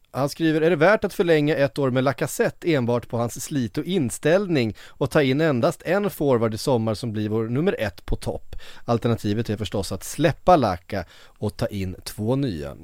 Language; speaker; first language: Swedish; native; Swedish